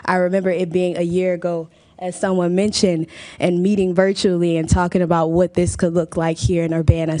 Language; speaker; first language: English; native; English